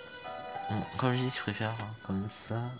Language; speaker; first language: French; native; French